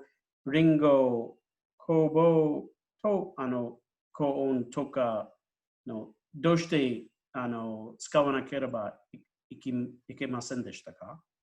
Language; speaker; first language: Japanese; non-native, fluent; English